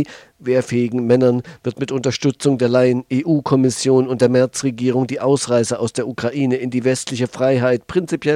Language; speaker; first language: German; native; German